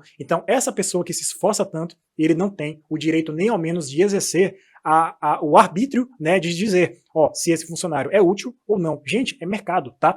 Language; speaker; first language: Portuguese; native; Portuguese